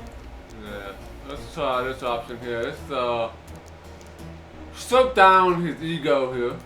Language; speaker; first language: English; native; English